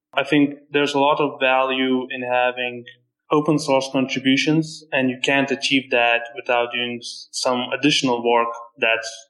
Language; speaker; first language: English; non-native, fluent; Lithuanian